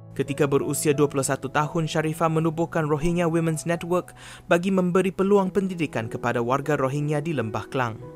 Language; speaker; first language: Malay; native; Malay